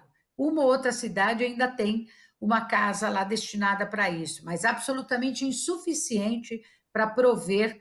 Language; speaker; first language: Portuguese; native; Portuguese